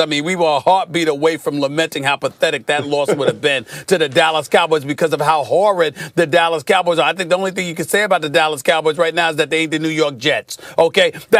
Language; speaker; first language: English; native; English